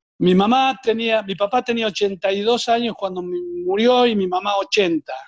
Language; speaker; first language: Spanish; native; Spanish